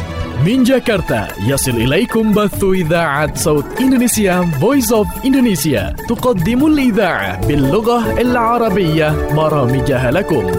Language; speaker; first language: Arabic; non-native, fluent; Indonesian